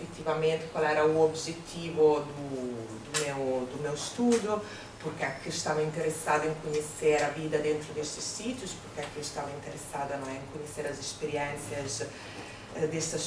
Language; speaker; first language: Portuguese; non-native, fluent; Italian